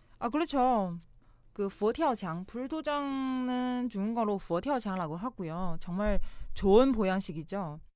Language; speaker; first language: Korean; non-native, fluent; Chinese